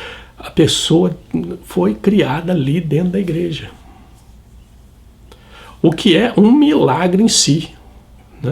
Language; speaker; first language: Portuguese; native; Portuguese